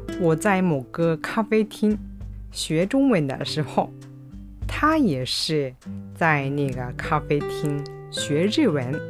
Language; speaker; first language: Chinese; non-native, fluent; Japanese